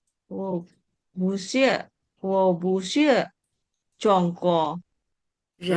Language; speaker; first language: Chinese; non-native, learner; Indonesian